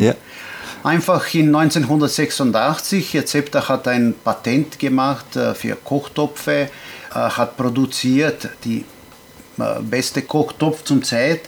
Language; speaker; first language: German; non-native, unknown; Serbian